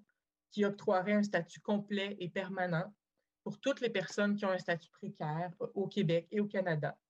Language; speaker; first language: French; native; French